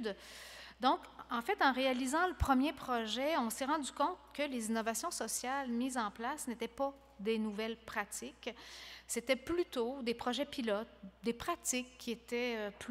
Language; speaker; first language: French; native; French